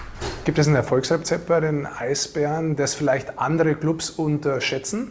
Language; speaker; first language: German; native; German